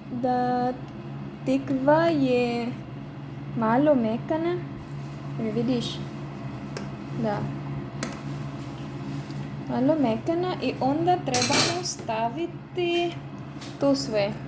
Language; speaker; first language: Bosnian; non-native, learner; Filipino